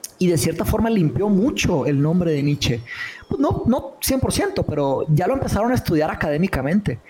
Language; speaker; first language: Spanish; early bilingual, other home language; Portuguese